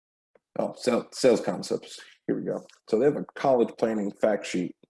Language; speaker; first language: English; native; English